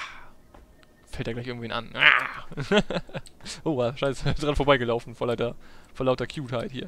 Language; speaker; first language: German; native; German